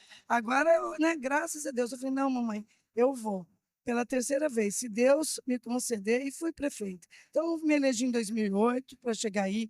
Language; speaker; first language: Portuguese; native; Portuguese